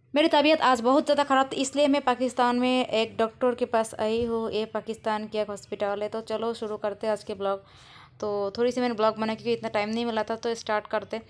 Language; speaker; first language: Hindi; non-native, learner; Bangla